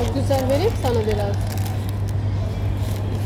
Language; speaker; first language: Turkish; non-native, fluent; Arabic